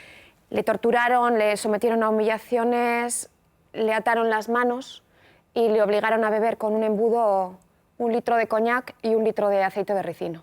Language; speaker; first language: Spanish; native; Spanish